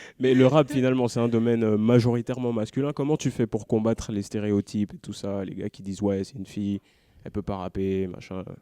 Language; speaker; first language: French; non-native, local second language; Wolof